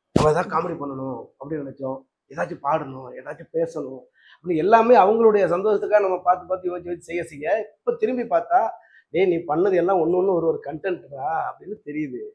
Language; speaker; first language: Tamil; native; Tamil